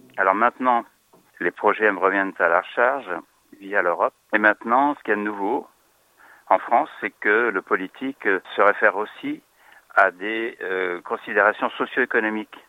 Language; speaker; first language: French; native; French